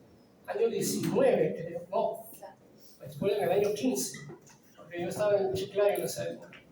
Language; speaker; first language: Spanish; native; Spanish